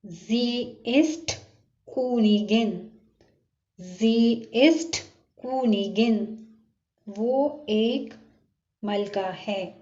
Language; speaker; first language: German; non-native, learner; Urdu